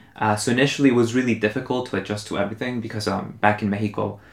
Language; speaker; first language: English; early bilingual, other home language; Spanish